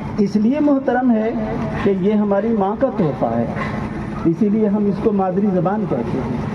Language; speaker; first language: Urdu; native; Urdu